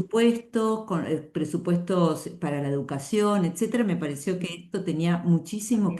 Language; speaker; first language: Spanish; native; Spanish